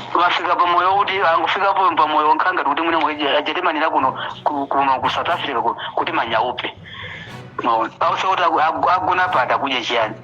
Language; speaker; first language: Nyanja; native; Nyanja